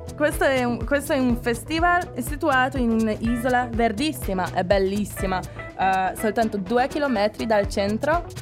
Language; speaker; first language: Italian; non-native, learner; Hungarian